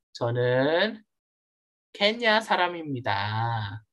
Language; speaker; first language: Korean; non-native, fluent; Filipino